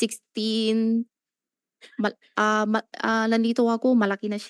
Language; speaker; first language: Filipino; non-native, learner; Chinese